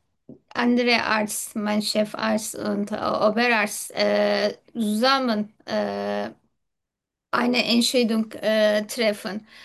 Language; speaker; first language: German; non-native, learner; Turkish